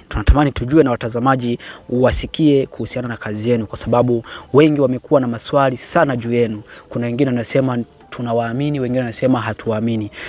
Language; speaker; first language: Swahili; native; Swahili